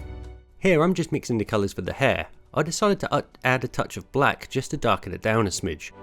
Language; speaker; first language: English; native; English